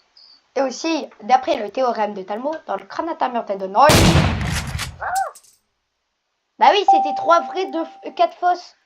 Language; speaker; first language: French; native; French